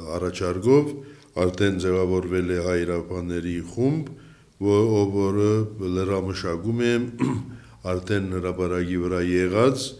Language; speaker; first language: Armenian; early bilingual, heritage; Armenian